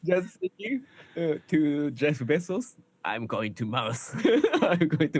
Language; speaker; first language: English; non-native, learner; Japanese